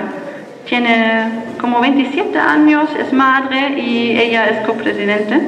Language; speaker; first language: Spanish; non-native, fluent; German